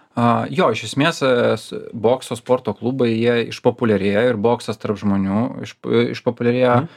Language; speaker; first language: Lithuanian; non-native, local second language; Russian